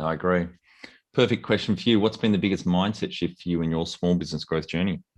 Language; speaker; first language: English; native; English